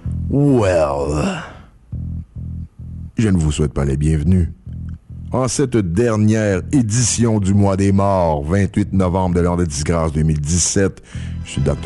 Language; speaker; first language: French; native; French